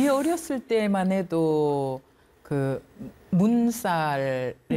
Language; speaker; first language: Korean; native; Korean